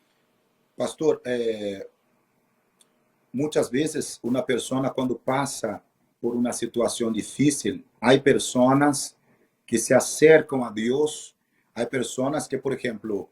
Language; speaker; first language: Spanish; non-native, fluent; Portuguese